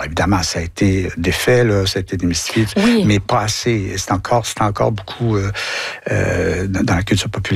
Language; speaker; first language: French; native; French